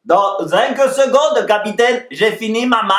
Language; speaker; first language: French; native; French